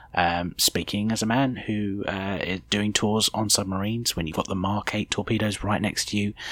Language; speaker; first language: English; native; English